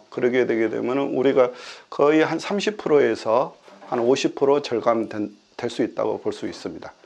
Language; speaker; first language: Korean; native; Korean